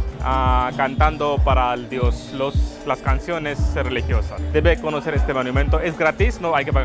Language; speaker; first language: Spanish; non-native, fluent; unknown